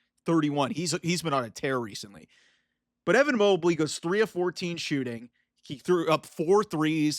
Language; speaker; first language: English; native; English